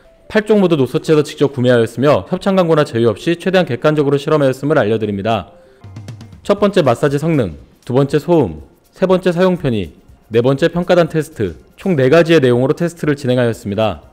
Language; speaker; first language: Korean; native; Korean